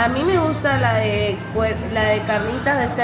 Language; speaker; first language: Spanish; native; Spanish